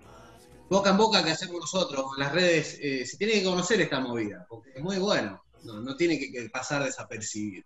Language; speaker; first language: Spanish; native; Spanish